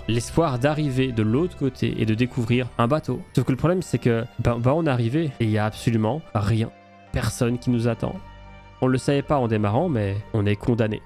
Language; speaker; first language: French; native; French